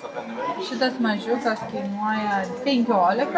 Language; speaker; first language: Lithuanian; native; Lithuanian